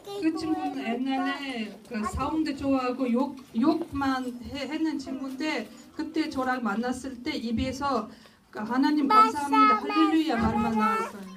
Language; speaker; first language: Korean; non-native, learner; Russian